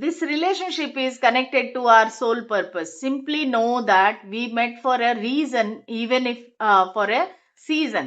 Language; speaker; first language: English; non-native, local second language; Telugu